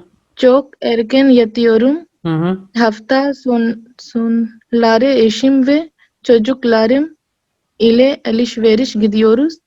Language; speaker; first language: Turkish; non-native, learner; Urdu